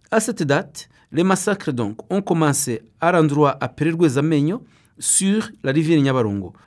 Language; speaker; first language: French; non-native, local second language; Kinyarwanda